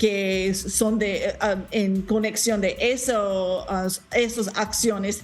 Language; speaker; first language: Spanish; non-native, learner; English